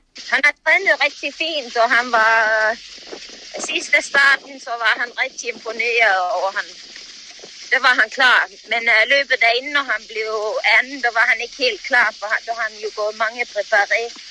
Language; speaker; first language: Danish; non-native, fluent; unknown